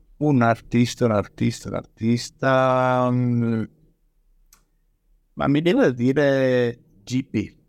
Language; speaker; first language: Italian; native; Italian